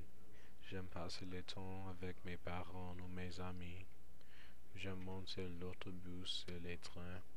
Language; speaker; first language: French; non-native, learner; English